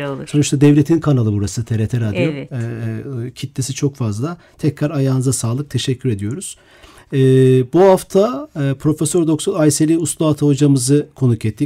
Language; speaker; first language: Turkish; native; Turkish